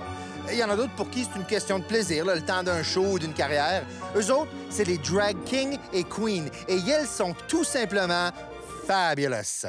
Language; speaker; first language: French; native; French